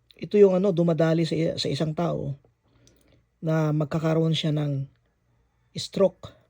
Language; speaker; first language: Filipino; non-native, local second language; Iloko